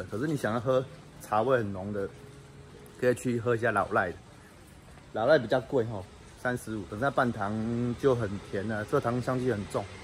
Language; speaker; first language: Chinese; native; Chinese